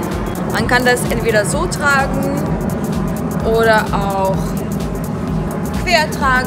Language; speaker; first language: German; non-native, fluent; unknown